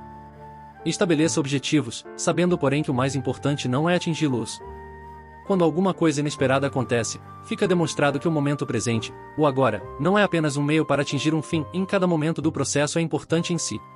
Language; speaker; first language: Portuguese; native; Portuguese